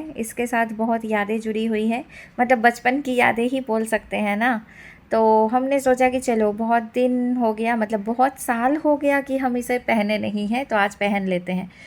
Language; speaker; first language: Hindi; non-native, local second language; Bangla